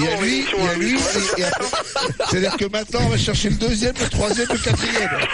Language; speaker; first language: French; native; French